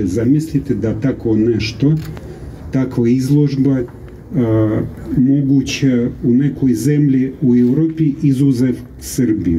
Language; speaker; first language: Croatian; non-native, fluent; Russian